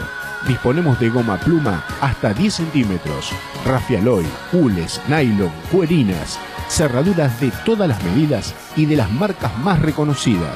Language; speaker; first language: Spanish; native; Spanish